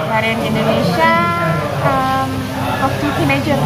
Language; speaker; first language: Indonesian; early bilingual, heritage; English